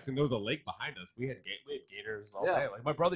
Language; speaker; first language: English; native; English